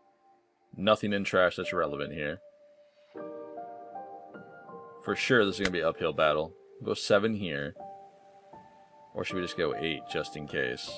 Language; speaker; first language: English; native; English